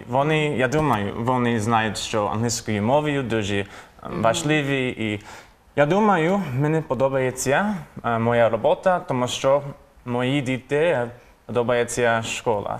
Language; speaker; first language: Ukrainian; non-native, learner; English